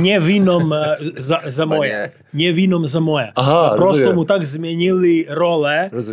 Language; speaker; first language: Polish; non-native, learner; Serbian